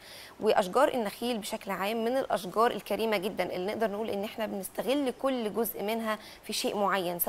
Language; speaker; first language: Arabic; native; Arabic